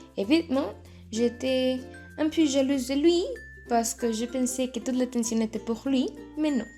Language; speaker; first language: French; non-native, learner; Spanish